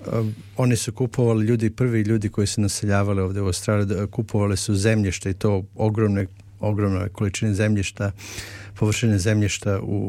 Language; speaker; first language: Serbian; native; Serbian